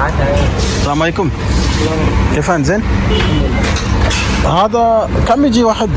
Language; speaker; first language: Arabic; non-native, learner; French